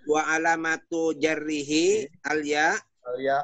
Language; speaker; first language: Arabic; non-native, learner; Indonesian